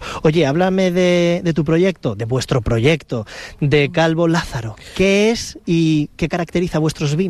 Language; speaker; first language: Spanish; native; Spanish